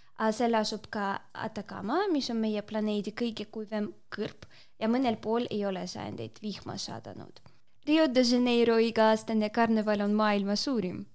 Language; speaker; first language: Estonian; non-native, local second language; Russian